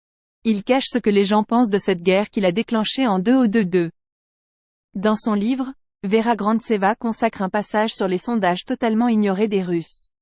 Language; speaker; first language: French; native; French